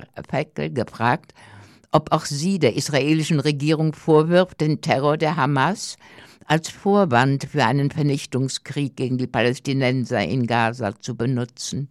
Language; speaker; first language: German; native; German